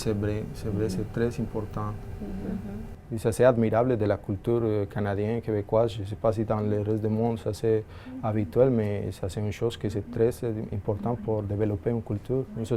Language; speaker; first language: French; non-native, fluent; Spanish